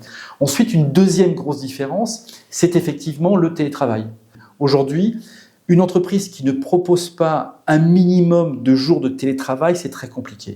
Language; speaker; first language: French; native; French